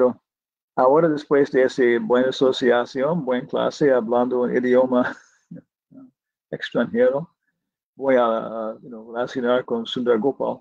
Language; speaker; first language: Spanish; non-native, fluent; English